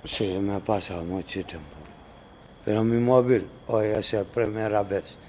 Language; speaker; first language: Spanish; non-native, learner; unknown